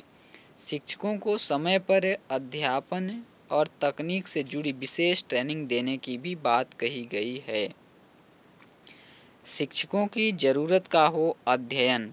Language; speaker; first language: Hindi; native; Hindi